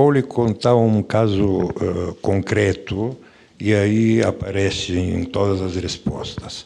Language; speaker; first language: Portuguese; non-native, fluent; Bulgarian